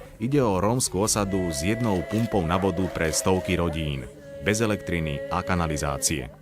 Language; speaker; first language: Slovak; native; Slovak